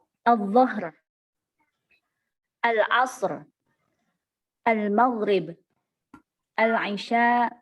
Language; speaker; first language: Arabic; non-native, learner; Indonesian